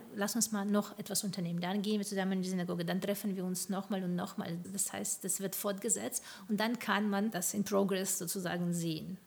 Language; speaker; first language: German; non-native, fluent; Ukrainian